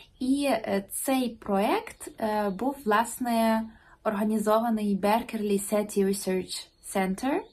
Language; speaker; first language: Ukrainian; non-native, local second language; Russian